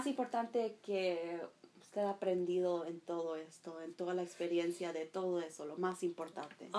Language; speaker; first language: Spanish; non-native, learner; English